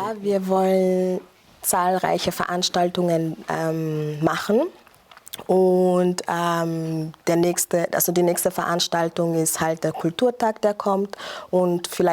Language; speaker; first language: German; non-native, fluent; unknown